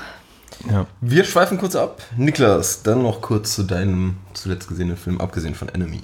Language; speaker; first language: German; native; German